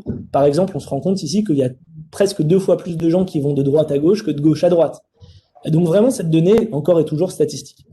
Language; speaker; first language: French; native; French